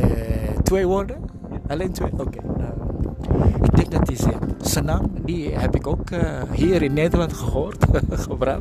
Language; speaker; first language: Dutch; non-native, fluent; Indonesian